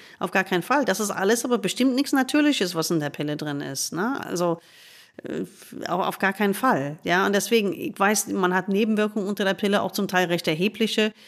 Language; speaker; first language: German; non-native, fluent; English